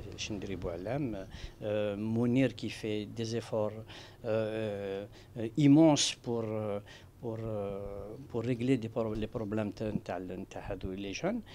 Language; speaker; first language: French; non-native, local second language; Arabic